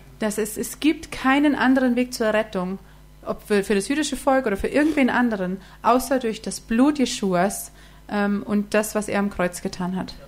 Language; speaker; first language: German; native; German